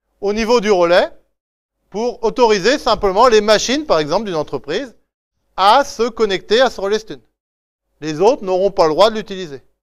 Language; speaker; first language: French; native; French